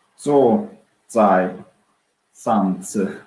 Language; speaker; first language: Chinese; non-native, learner; English